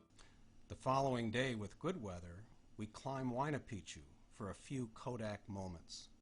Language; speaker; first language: English; native; English